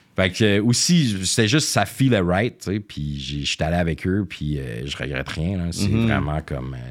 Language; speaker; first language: French; native; French